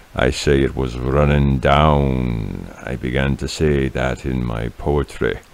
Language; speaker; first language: English; native; English